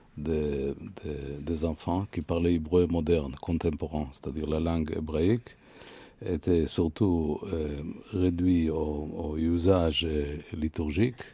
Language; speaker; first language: French; non-native, fluent; Hebrew